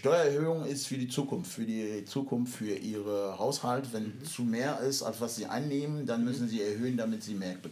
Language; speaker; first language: German; non-native, fluent; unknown